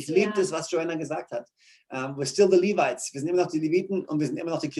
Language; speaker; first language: German; native; German